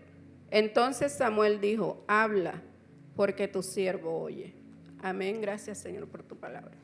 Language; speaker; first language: Spanish; native; Spanish